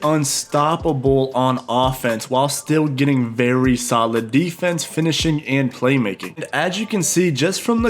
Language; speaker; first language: English; native; English